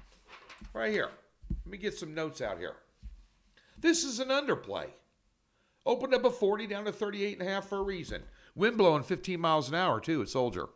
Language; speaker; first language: English; native; English